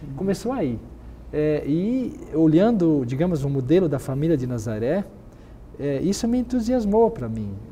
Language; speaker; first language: Portuguese; native; Portuguese